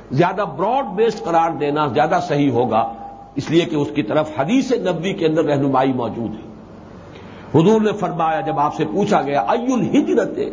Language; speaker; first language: Urdu; native; Urdu